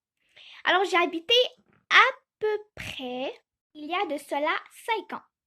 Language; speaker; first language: French; early bilingual, other home language; Chinese